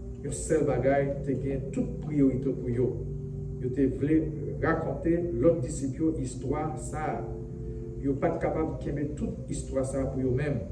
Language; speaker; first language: French; non-native, local second language; Haitian Creole